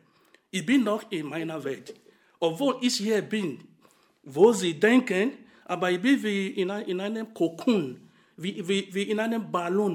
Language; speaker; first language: German; non-native, fluent; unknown